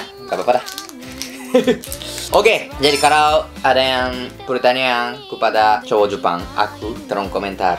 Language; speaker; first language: Indonesian; non-native, learner; Japanese